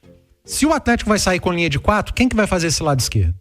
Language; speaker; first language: Portuguese; native; Portuguese